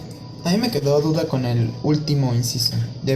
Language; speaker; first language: Spanish; native; Spanish